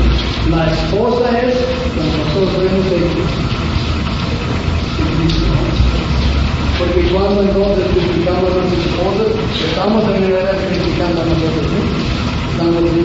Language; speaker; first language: Spanish; non-native, fluent; English